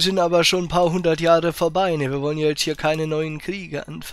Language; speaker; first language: German; native; German